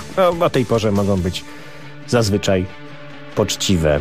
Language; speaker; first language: Polish; native; Polish